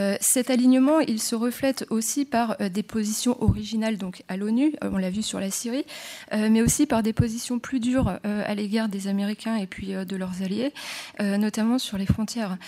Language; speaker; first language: French; native; French